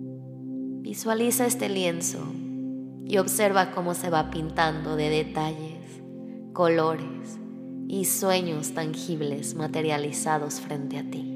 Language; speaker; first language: Spanish; native; Spanish